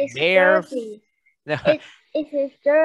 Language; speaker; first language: English; non-native, learner; Vietnamese